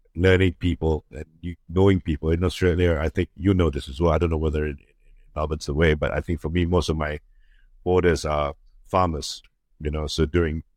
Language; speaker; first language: English; early bilingual, other home language; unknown